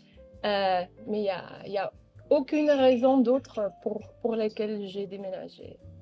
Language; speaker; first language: French; non-native, local second language; Dutch